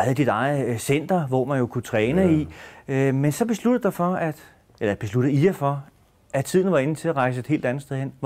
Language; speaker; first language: Danish; native; Danish